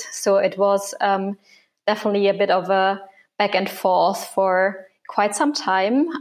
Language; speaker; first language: English; non-native, fluent; German